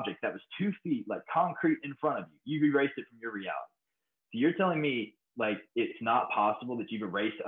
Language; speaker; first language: English; native; English